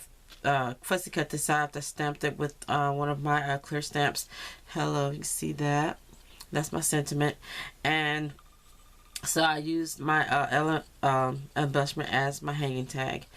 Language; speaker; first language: English; native; English